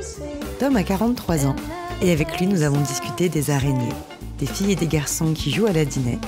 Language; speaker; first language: French; native; French